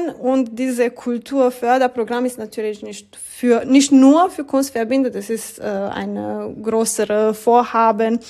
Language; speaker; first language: German; non-native, learner; Romanian